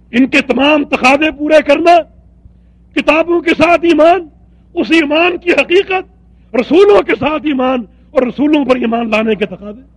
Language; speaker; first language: Urdu; native; Urdu